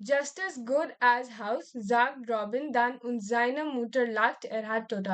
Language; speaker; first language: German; non-native, learner; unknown